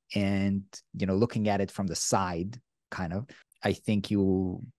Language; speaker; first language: English; non-native, fluent; Hebrew